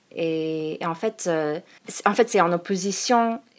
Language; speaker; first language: French; non-native, learner; English